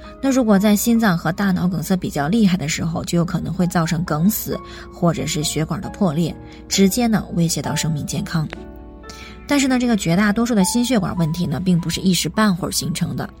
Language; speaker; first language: Chinese; native; Chinese